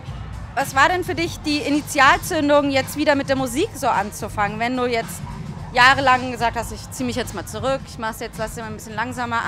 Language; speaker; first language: German; native; German